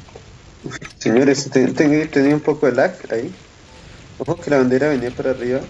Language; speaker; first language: Spanish; native; Spanish